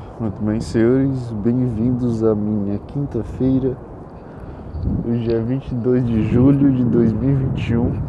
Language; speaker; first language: Portuguese; native; Portuguese